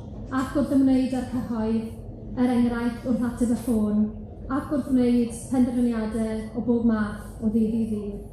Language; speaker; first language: Welsh; native; Welsh